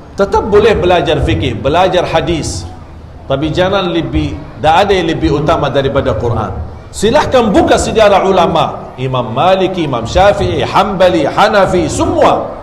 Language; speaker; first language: Indonesian; non-native, fluent; Arabic